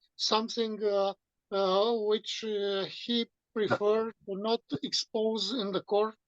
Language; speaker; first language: English; non-native, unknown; Romanian